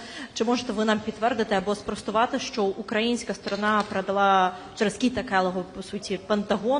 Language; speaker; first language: Ukrainian; native; Ukrainian